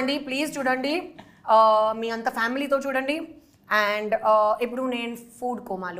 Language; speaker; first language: Telugu; non-native, learner; Hindi